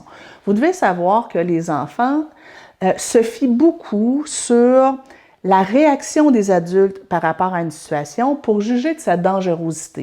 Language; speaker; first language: French; native; French